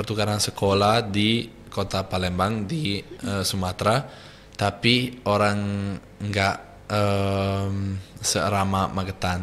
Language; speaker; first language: Indonesian; non-native, fluent; Italian